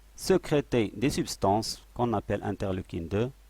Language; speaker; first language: French; non-native, local second language; Arabic